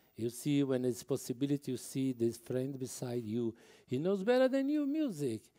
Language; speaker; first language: English; non-native, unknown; Portuguese